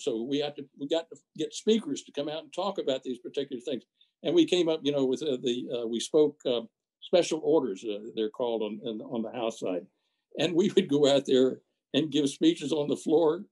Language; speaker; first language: English; native; English